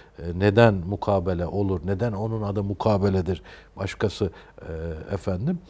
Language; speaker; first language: Turkish; native; Turkish